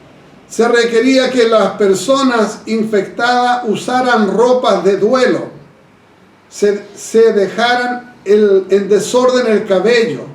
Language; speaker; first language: Spanish; native; Spanish